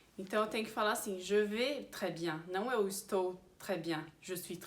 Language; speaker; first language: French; early bilingual, heritage; Portuguese